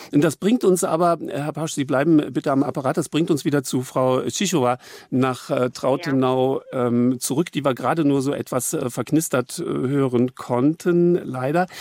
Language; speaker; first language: German; native; German